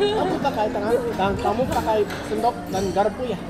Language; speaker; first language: Indonesian; non-native, learner; English